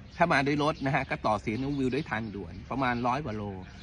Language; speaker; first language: Thai; native; Thai